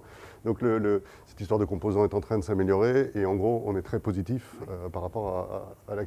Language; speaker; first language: French; native; French